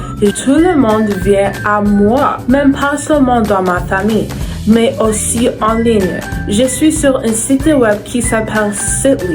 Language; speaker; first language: French; non-native, learner; English